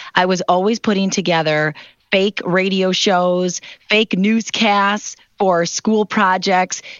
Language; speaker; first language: English; native; English